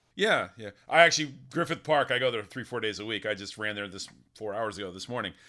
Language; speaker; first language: English; native; English